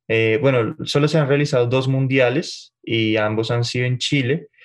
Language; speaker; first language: Spanish; native; Spanish